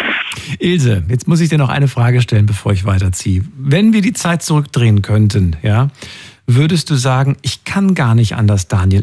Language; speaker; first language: German; native; German